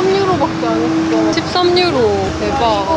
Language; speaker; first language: Korean; native; Korean